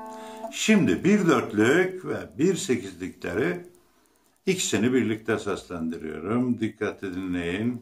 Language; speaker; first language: Turkish; native; Turkish